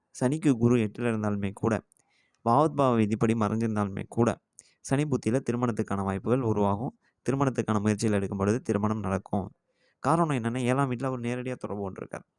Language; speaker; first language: Tamil; native; Tamil